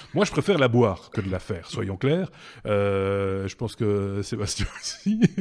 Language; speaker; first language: French; native; French